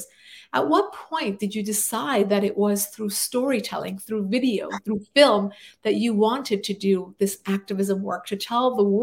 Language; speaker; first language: English; native; English